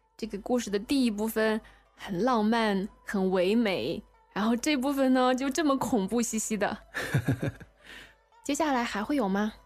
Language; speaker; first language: Chinese; native; Chinese